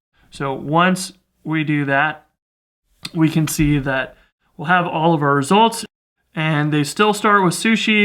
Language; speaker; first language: English; native; English